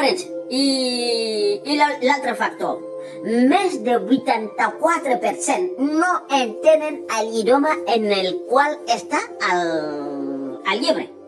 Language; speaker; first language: Catalan; non-native, fluent; Fula